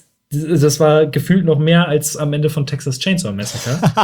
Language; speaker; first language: German; native; German